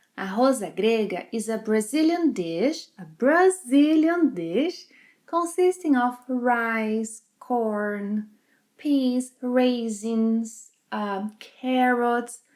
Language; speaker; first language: English; non-native, fluent; Portuguese